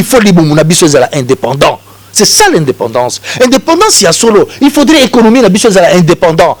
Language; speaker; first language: French; non-native, local second language; Lingala